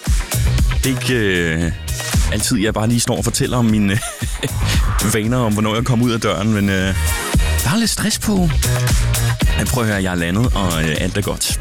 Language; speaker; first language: Danish; native; Danish